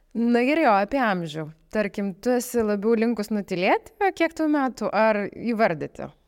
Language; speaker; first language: Lithuanian; native; Lithuanian